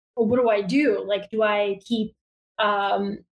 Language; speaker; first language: English; early bilingual, other home language; Bulgarian